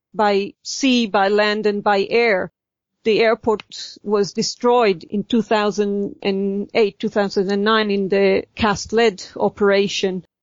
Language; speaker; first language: English; non-native, fluent; Hebrew